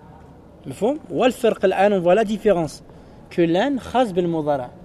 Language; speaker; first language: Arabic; early bilingual, heritage; Arabic